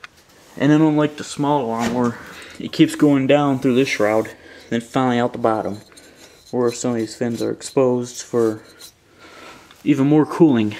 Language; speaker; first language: English; native; English